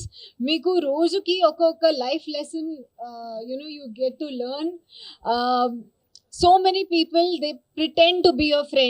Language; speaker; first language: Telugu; non-native, learner; Hindi